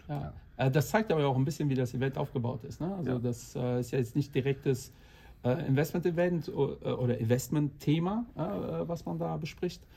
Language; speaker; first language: German; non-native, fluent; Portuguese